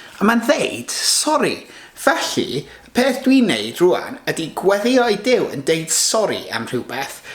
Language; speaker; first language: Welsh; non-native, local second language; English